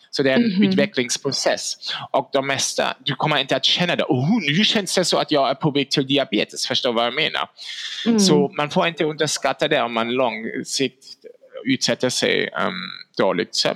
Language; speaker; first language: Swedish; non-native, fluent; German